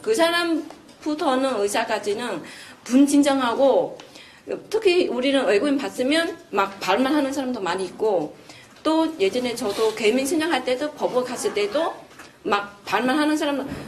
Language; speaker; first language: Korean; non-native, fluent; Vietnamese